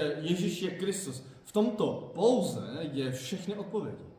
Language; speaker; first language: Czech; non-native, fluent; Korean